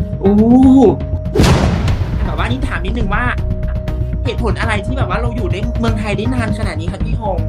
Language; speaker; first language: Thai; native; Thai